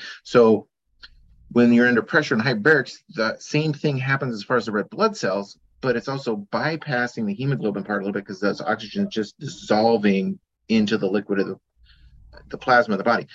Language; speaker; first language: English; native; English